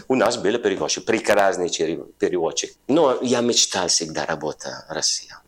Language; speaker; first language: Russian; non-native, learner; Italian